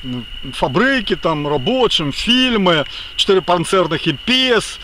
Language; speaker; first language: Polish; non-native, fluent; Ukrainian